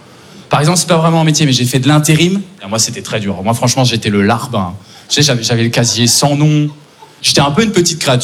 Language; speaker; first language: French; native; French